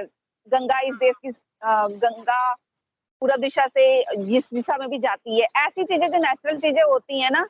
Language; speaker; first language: Hindi; native; Hindi